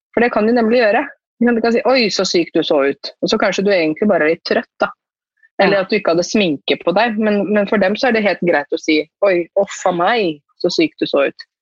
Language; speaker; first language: Norwegian; native; Norwegian